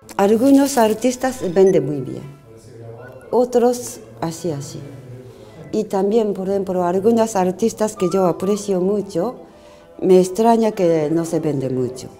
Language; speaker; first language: Spanish; non-native, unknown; Japanese